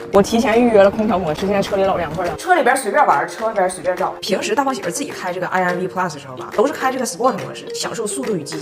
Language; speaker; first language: Chinese; native; Chinese